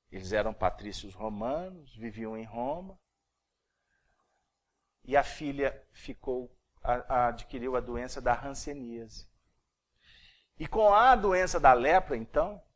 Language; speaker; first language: Portuguese; native; Portuguese